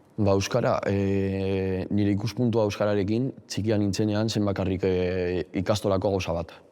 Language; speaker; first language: Basque; early bilingual, other home language; Arabic